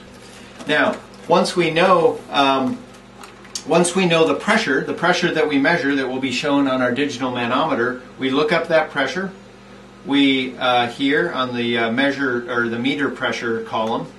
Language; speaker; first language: English; native; English